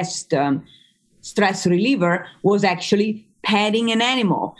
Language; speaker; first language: English; non-native, fluent; Italian